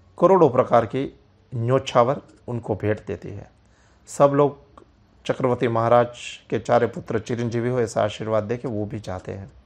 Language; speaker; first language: Hindi; non-native, local second language; Gujarati